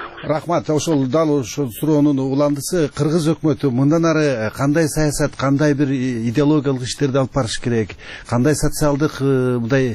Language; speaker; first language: Kyrgyz; native; Kyrgyz